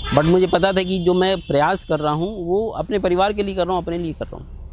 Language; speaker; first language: Hindi; native; Hindi